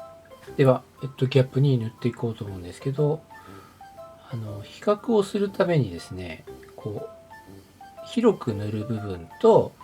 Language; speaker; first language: Japanese; native; Japanese